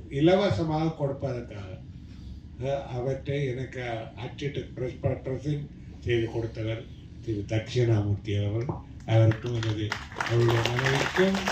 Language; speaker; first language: Tamil; native; Tamil